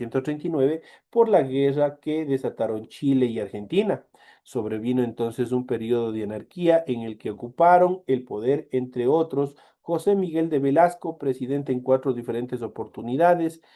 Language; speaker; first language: Spanish; native; Spanish